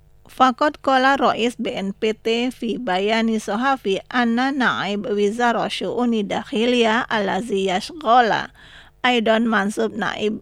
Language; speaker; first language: Arabic; non-native, learner; Indonesian